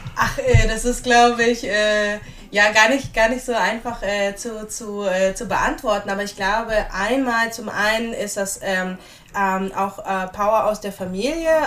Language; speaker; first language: German; early bilingual, other home language; Russian